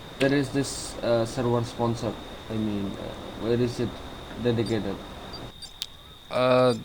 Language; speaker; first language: English; non-native, fluent; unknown